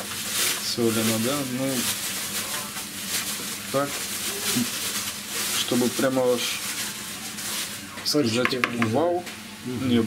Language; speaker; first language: Russian; native; Russian